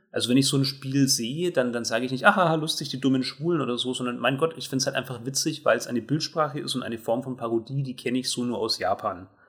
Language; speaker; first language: German; native; German